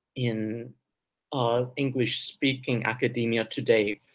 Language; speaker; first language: English; early bilingual, other home language; Chinese